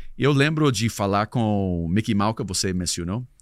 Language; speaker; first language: Portuguese; non-native, fluent; English